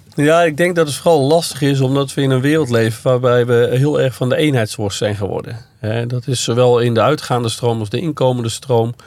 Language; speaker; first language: Dutch; native; Dutch